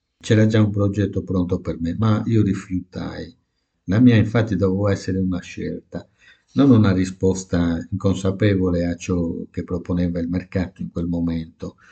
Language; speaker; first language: Italian; native; Italian